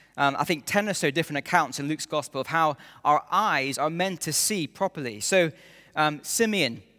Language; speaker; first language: English; native; English